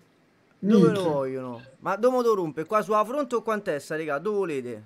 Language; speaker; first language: Italian; native; Italian